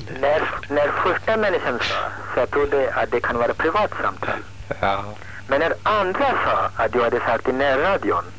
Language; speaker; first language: Swedish; non-native, fluent; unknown